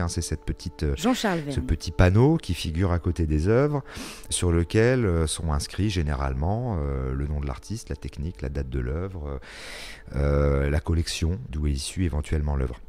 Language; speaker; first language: French; native; French